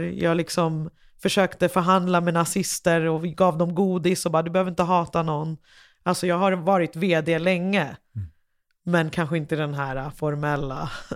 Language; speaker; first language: Swedish; non-native, fluent; English